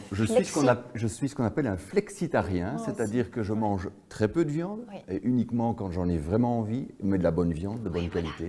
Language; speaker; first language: French; native; French